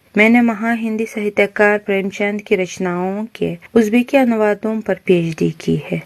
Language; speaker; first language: Hindi; non-native, fluent; Uzbek